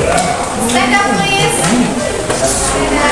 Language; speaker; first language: English; non-native, fluent; Indonesian